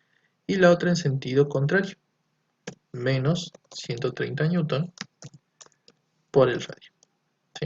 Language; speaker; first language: Spanish; native; Spanish